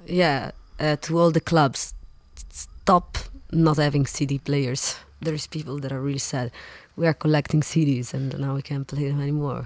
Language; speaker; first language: English; non-native, fluent; Italian